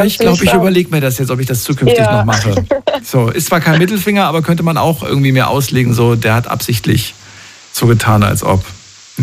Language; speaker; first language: German; native; German